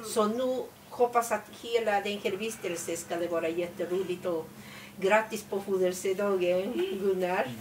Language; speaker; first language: Swedish; non-native, fluent; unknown